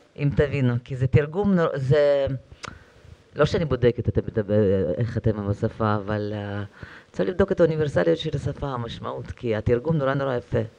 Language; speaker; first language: Hebrew; non-native, fluent; Russian